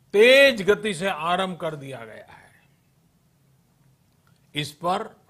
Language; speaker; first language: Hindi; non-native, local second language; Gujarati